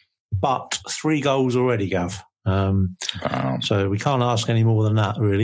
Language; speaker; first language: English; native; English